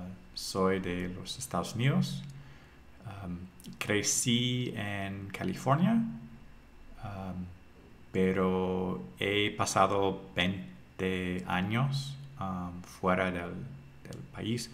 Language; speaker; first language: Spanish; non-native, fluent; English